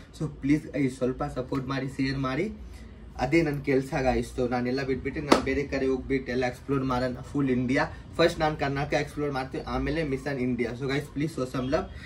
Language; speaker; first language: Kannada; non-native, local second language; Hindi